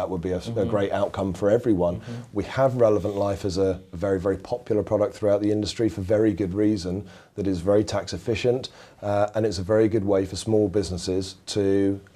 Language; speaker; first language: English; native; English